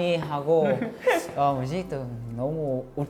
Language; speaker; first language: Korean; non-native, learner; Vietnamese